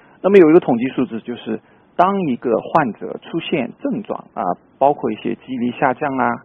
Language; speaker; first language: Chinese; native; Chinese